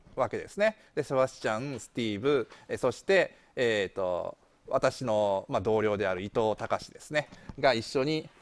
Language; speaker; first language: Japanese; native; Japanese